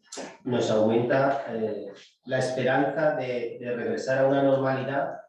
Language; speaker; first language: Spanish; native; Spanish